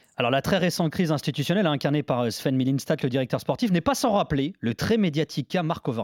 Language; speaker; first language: French; native; French